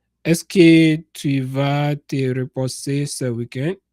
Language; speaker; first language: French; non-native, learner; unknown